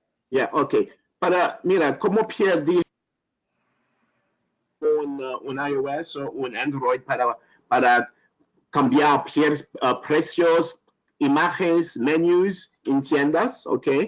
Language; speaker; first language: Spanish; non-native, learner; French